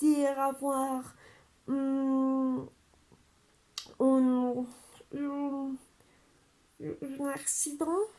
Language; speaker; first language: French; non-native, learner; Spanish